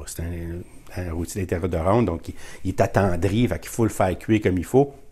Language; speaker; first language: French; native; French